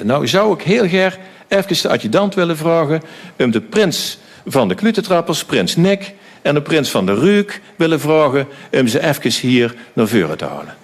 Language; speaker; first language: Dutch; native; Dutch